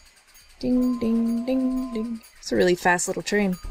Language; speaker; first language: English; native; English